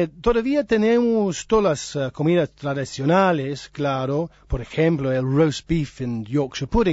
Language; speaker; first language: Spanish; non-native, learner; English